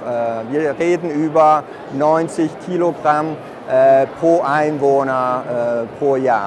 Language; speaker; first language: German; non-native, fluent; Italian